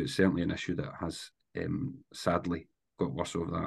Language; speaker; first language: English; native; English